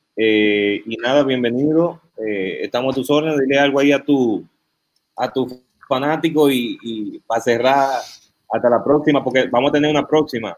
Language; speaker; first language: Spanish; native; Spanish